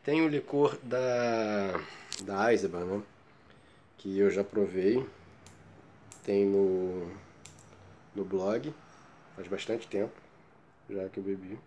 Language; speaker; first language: Portuguese; native; Portuguese